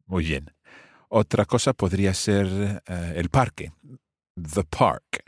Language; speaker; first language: Spanish; non-native, fluent; English